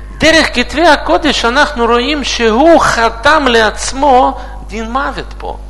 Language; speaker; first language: Hebrew; non-native, learner; Russian